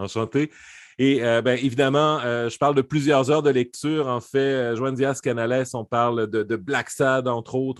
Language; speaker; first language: French; native; French